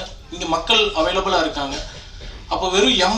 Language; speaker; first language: Tamil; native; Tamil